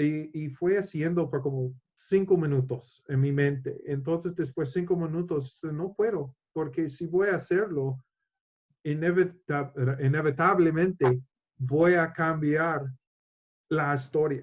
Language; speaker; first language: Spanish; non-native, learner; English